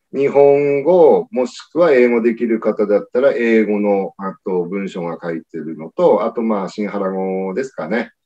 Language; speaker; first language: Japanese; native; Japanese